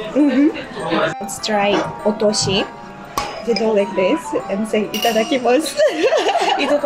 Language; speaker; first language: English; non-native, fluent; Russian